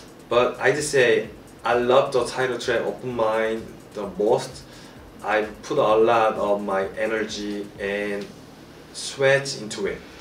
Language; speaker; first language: English; non-native, learner; Korean